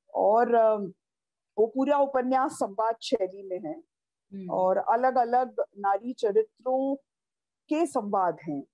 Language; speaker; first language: Hindi; native; Hindi